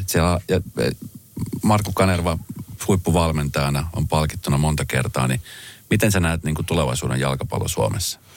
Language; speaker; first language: Finnish; native; Finnish